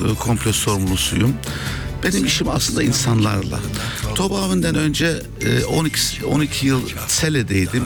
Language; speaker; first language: Turkish; early bilingual, heritage; German